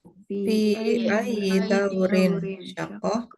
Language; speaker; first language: Arabic; non-native, learner; Indonesian